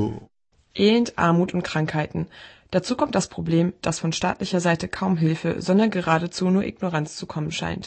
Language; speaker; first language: German; native; German